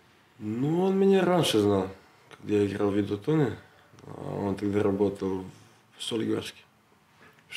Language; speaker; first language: Russian; non-native, learner; Serbian